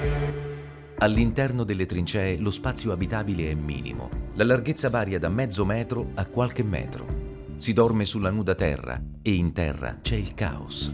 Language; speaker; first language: Italian; native; Italian